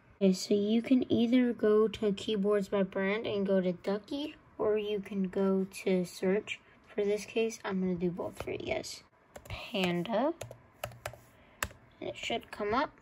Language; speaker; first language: English; native; English